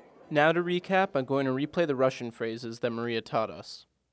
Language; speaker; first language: English; native; English